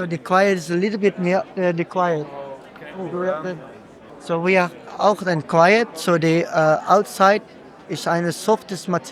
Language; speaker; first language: German; non-native, learner; Dutch